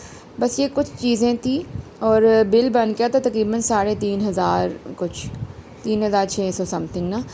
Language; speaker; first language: Urdu; native; Urdu